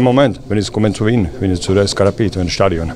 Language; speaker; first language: German; non-native, learner; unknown